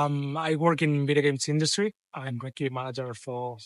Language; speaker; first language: English; non-native, fluent; Spanish